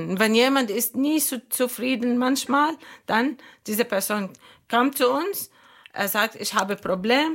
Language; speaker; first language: German; non-native, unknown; Arabic